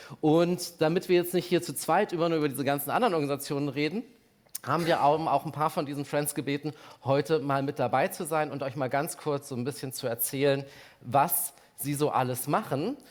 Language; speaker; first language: German; native; German